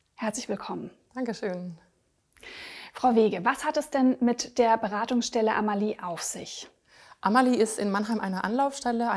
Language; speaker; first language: German; native; German